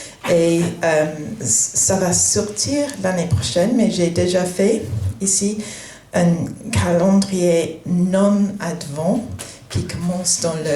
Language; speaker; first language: French; non-native, fluent; English